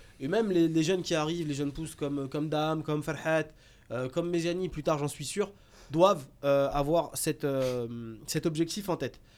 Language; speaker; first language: French; native; French